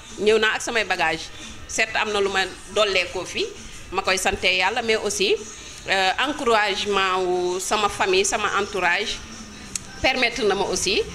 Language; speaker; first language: Wolof; native; Wolof